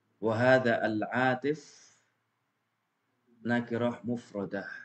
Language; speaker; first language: Arabic; non-native, fluent; Indonesian